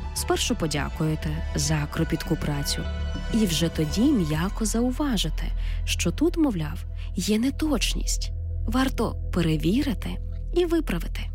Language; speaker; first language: Ukrainian; native; Ukrainian